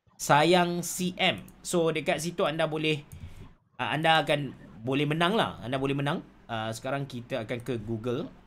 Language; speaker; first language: Malay; native; Malay